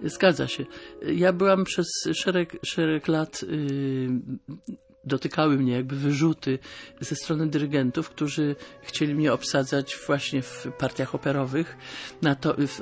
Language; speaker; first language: Polish; native; Polish